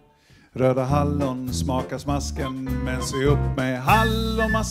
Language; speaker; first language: Swedish; native; Swedish